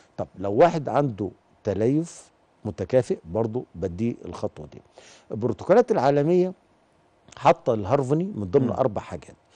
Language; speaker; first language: Arabic; native; Arabic